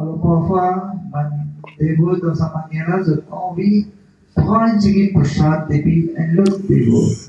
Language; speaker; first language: French; non-native, local second language; Morisyen